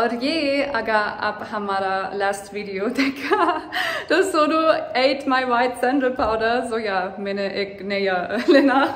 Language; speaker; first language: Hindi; non-native, learner; German